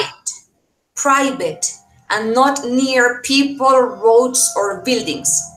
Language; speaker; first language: English; non-native, fluent; Spanish